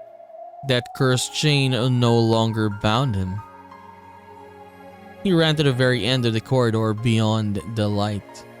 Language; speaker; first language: English; native; English